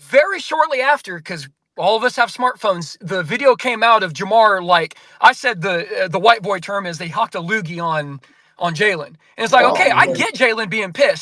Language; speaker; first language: English; native; English